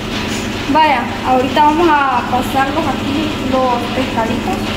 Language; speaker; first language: Spanish; native; Spanish